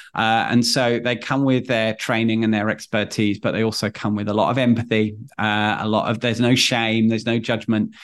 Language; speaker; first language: English; native; English